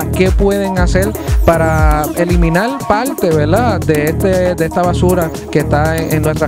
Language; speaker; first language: Spanish; native; Spanish